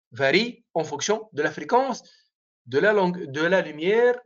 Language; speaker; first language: French; non-native, local second language; Arabic